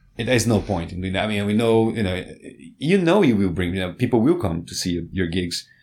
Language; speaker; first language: English; non-native, fluent; Portuguese